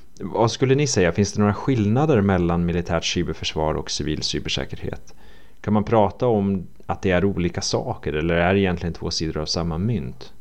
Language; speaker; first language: Swedish; native; Swedish